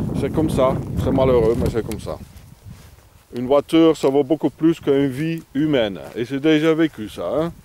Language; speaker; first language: French; non-native, fluent; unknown